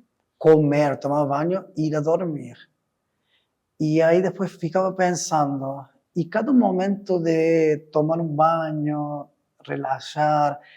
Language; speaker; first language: Portuguese; non-native, fluent; Spanish